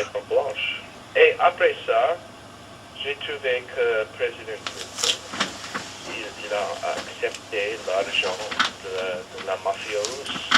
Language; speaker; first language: French; non-native, fluent; English